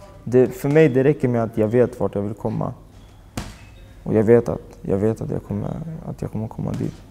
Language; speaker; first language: Swedish; early bilingual, other home language; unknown